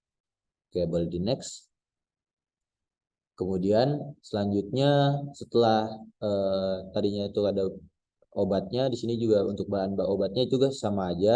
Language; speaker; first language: Indonesian; native; Indonesian